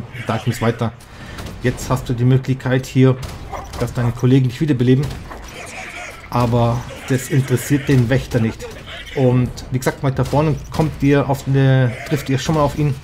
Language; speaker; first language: German; native; German